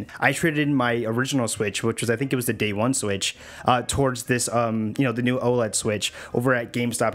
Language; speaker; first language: English; native; English